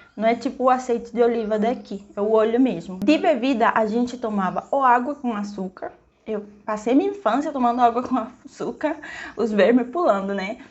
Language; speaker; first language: Portuguese; non-native, fluent; Spanish